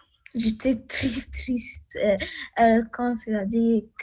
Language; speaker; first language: French; non-native, learner; Arabic